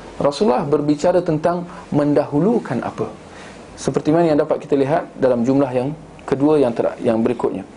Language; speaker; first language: Malay; native; Malay